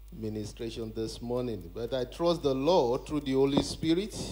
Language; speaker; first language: English; non-native, local second language; Yoruba